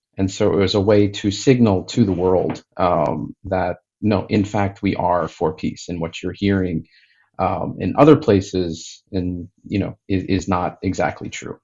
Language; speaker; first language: English; native; English